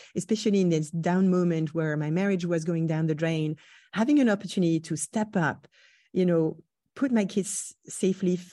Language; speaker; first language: English; non-native, fluent; French